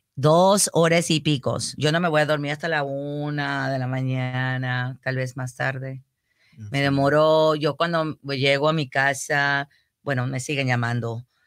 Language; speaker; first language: Spanish; early bilingual, heritage; Spanish